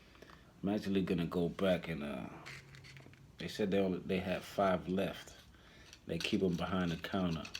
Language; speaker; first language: English; native; English